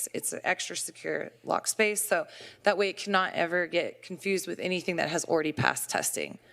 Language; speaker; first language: English; native; English